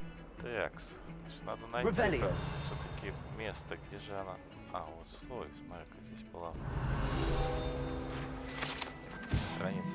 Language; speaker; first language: Russian; native; Russian